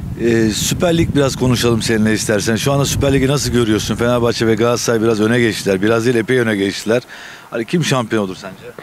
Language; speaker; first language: Turkish; native; Turkish